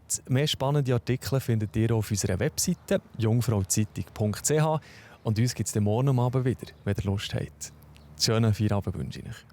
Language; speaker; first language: German; native; German